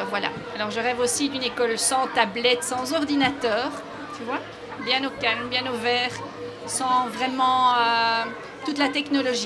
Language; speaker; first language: French; native; French